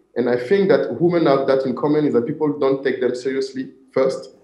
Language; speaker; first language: English; non-native, fluent; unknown